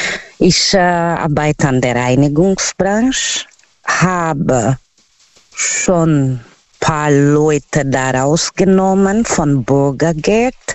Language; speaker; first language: German; non-native, fluent; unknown